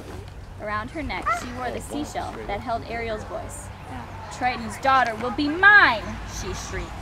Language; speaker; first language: English; native; English